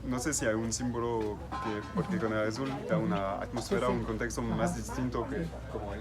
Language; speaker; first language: Spanish; non-native, learner; French